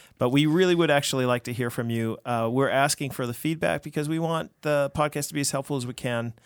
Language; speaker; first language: English; native; English